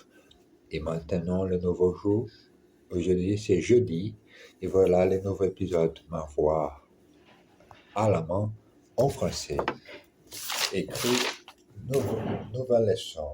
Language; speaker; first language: French; non-native, learner; German